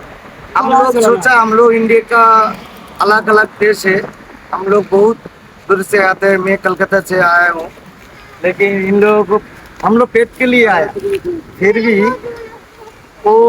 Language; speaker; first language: Hindi; non-native, local second language; Bangla